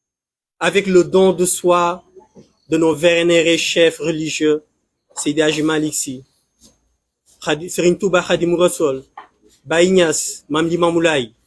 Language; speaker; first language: French; non-native, local second language; Wolof